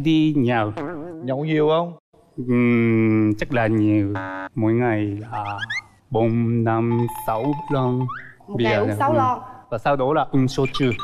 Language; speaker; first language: Vietnamese; non-native, learner; Japanese